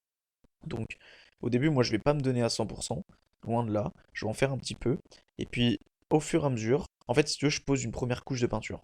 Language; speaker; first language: French; native; French